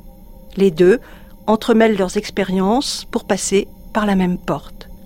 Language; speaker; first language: French; native; French